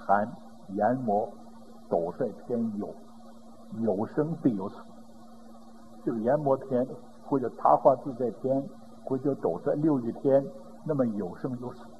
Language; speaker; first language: Chinese; native; Chinese